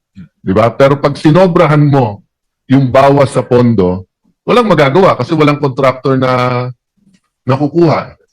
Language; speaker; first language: Filipino; native; Filipino